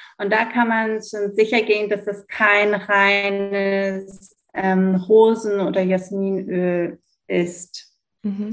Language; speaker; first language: German; early bilingual, heritage; German